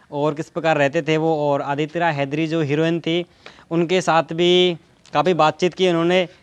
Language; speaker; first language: Hindi; native; Hindi